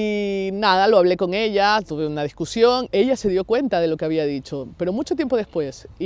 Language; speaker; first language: Spanish; native; Spanish